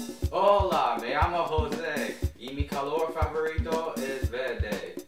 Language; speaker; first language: Spanish; non-native, learner; English